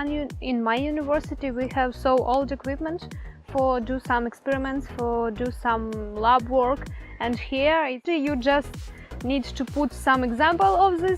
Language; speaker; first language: English; non-native, learner; Ukrainian